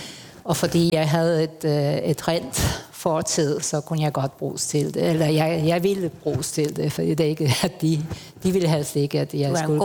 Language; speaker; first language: Danish; non-native, fluent; Spanish